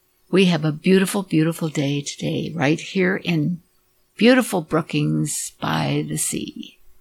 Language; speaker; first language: English; native; English